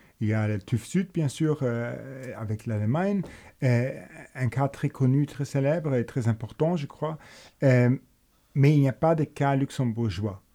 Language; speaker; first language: French; non-native, local second language; Luxembourgish